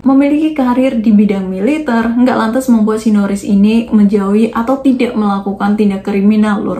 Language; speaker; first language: Indonesian; native; Indonesian